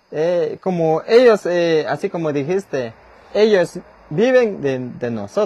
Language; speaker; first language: Spanish; non-native, local second language; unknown